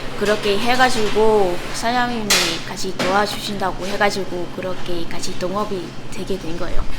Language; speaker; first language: Korean; non-native, fluent; Vietnamese